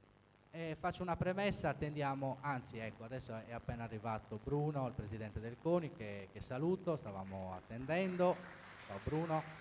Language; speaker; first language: Italian; native; Italian